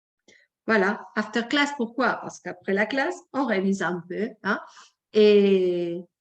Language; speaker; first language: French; non-native, fluent; Catalan